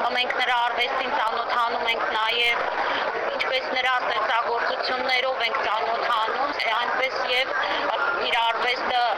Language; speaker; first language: Armenian; early bilingual, heritage; Armenian